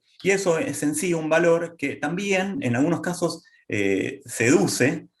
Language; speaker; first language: Spanish; native; Spanish